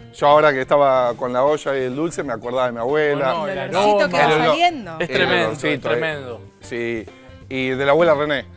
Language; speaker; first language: Spanish; native; Spanish